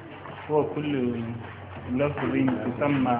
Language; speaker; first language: Arabic; non-native, learner; Hausa